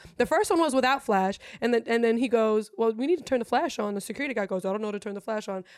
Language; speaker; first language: English; non-native, fluent; German